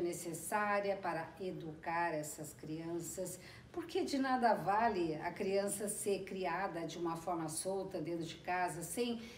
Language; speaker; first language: Portuguese; native; Portuguese